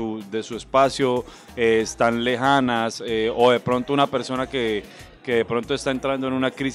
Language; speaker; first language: Spanish; native; Spanish